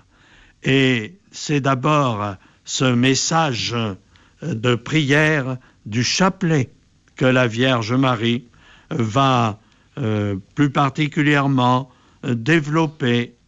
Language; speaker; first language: French; native; French